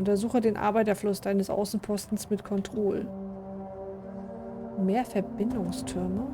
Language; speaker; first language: German; native; German